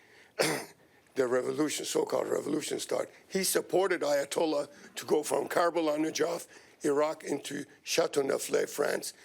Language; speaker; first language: English; non-native, fluent; Persian